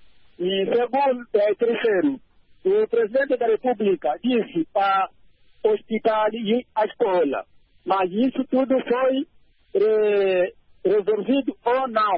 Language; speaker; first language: Portuguese; non-native, local second language; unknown